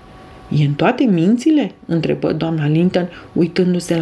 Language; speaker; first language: Romanian; native; Romanian